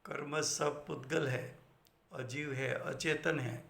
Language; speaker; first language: Hindi; non-native, local second language; Gujarati